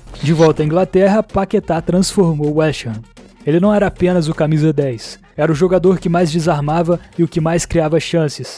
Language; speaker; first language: Portuguese; native; Portuguese